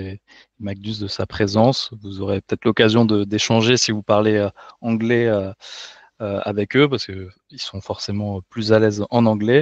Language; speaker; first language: French; native; French